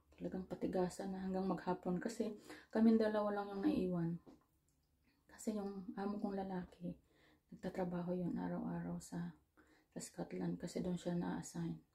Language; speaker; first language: Filipino; native; Filipino